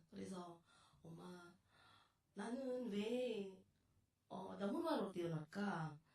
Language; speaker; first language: Korean; non-native, learner; Filipino